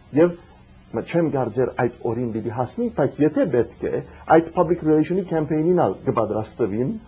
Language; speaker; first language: Armenian; early bilingual, heritage; Armenian